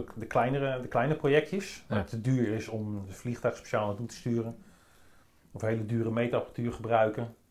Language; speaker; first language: Dutch; native; Dutch